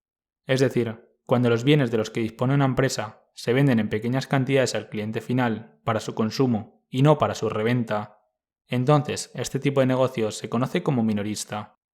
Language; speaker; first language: Spanish; native; Spanish